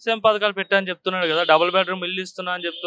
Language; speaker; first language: Telugu; native; Telugu